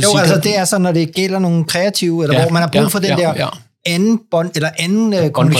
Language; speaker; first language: Danish; native; Danish